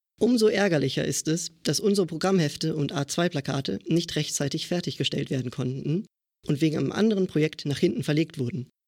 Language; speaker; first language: German; native; German